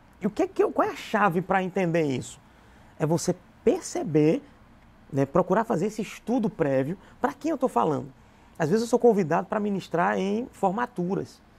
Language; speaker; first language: Portuguese; native; Portuguese